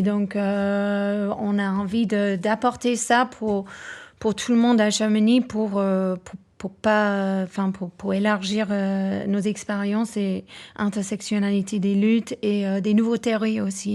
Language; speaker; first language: French; non-native, fluent; English